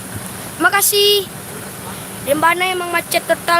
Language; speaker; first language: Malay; non-native, local second language; Minangkabau